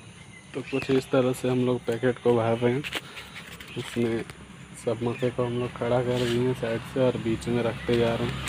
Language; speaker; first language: Hindi; native; Hindi